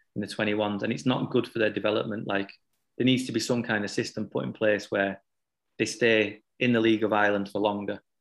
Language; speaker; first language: English; native; English